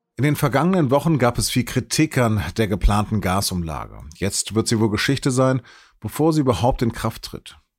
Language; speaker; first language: German; native; German